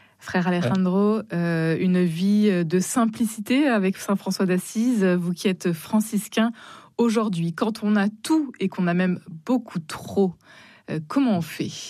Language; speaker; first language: French; native; French